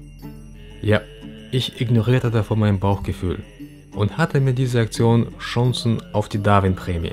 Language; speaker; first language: German; early bilingual, other home language; Russian